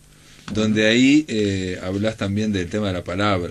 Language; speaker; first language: Spanish; native; Spanish